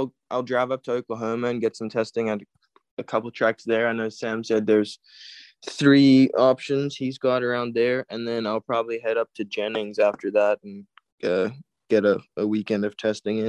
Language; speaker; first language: English; native; English